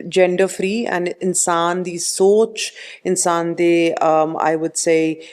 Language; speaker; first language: Punjabi; early bilingual, heritage; Punjabi